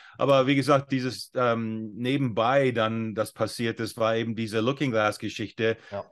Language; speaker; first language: German; non-native, fluent; English